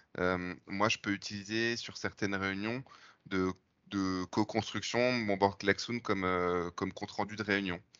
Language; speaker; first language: French; native; French